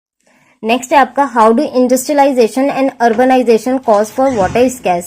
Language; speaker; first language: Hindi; native; Hindi